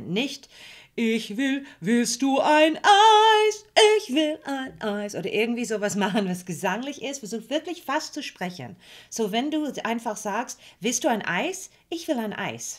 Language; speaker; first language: German; non-native, fluent; English